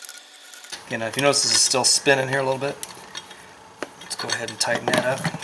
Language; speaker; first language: English; native; English